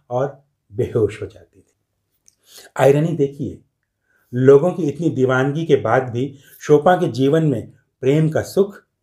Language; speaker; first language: Hindi; native; Hindi